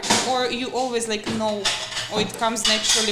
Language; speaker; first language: English; non-native, fluent; Russian